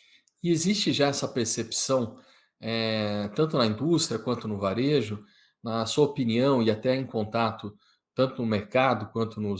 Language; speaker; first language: Portuguese; native; Portuguese